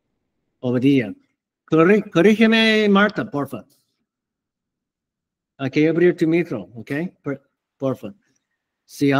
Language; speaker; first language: Spanish; non-native, fluent; English